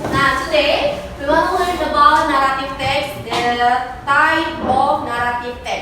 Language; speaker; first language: English; non-native, learner; Indonesian